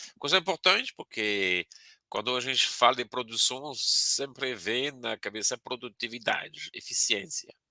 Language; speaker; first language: Portuguese; non-native, fluent; French